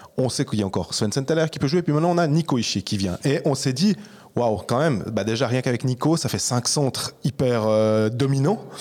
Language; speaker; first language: French; native; French